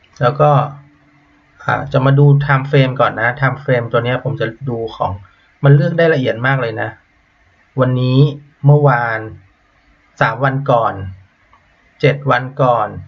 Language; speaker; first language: Thai; native; Thai